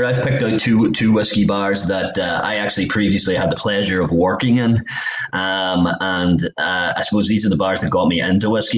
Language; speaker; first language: English; native; English